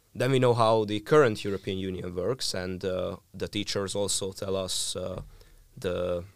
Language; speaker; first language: English; non-native, fluent; Hungarian